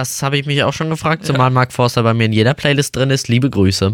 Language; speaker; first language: German; native; German